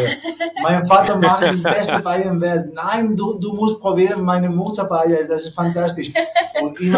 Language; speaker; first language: German; non-native, learner; Spanish